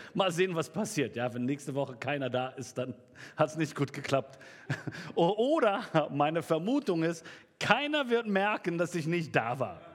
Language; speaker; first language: German; native; German